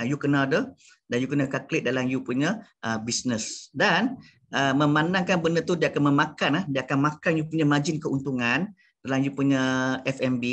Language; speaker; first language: Malay; native; Malay